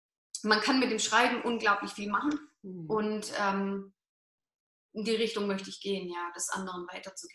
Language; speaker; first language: German; native; German